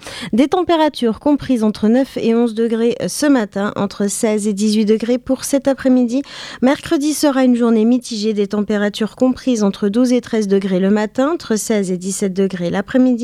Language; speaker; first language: French; native; French